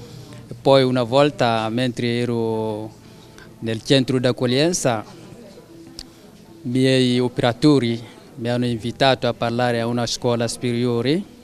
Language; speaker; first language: Italian; non-native, learner; French